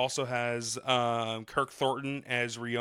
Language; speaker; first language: English; native; English